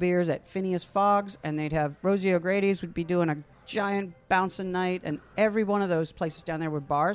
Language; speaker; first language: English; native; English